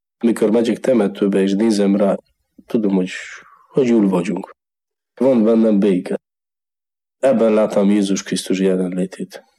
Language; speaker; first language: Hungarian; non-native, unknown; Polish